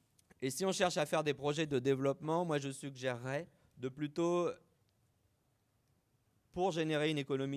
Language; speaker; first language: French; native; French